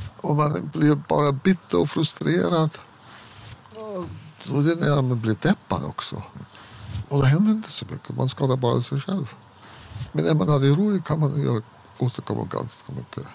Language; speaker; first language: Swedish; non-native, fluent; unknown